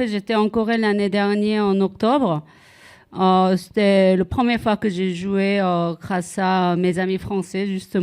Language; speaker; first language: French; non-native, fluent; Korean